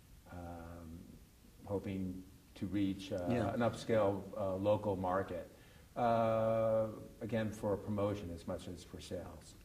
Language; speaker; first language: English; native; English